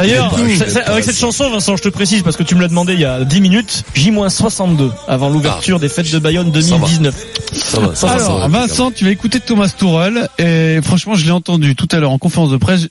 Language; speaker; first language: French; native; French